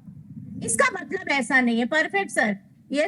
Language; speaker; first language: Hindi; native; Hindi